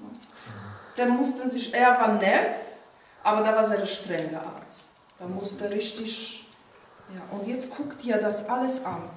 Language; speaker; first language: German; non-native, fluent; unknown